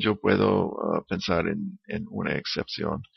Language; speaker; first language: Spanish; non-native, learner; English